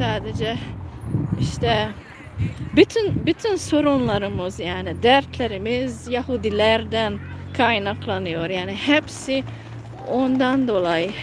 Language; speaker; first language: Turkish; non-native, fluent; Hungarian